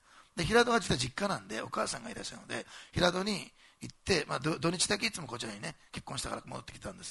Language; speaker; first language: Japanese; native; Japanese